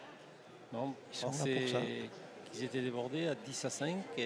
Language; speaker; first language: French; native; French